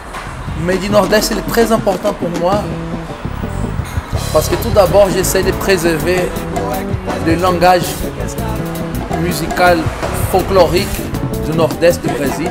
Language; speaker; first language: French; non-native, fluent; Portuguese